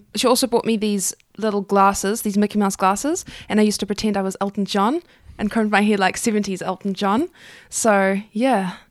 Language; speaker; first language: English; native; English